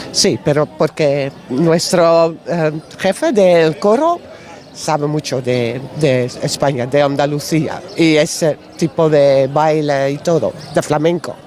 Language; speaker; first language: Spanish; non-native, learner; Dutch